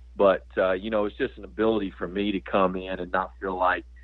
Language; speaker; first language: English; native; English